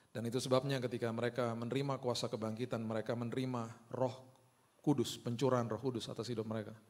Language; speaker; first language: Indonesian; early bilingual, other home language; Hindi